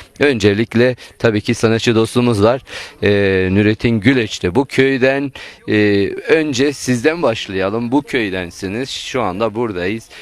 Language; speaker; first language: Turkish; non-native, local second language; Zaza